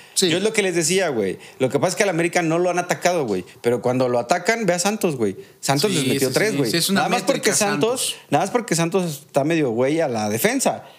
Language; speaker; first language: Spanish; native; Spanish